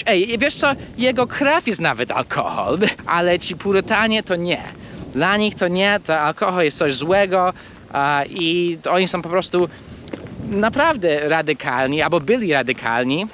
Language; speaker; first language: Polish; non-native, fluent; English